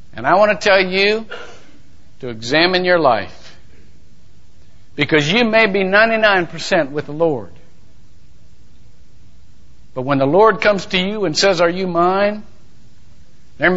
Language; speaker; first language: English; native; English